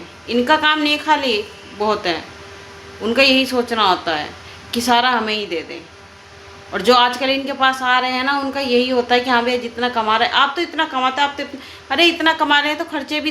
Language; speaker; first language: Hindi; native; Hindi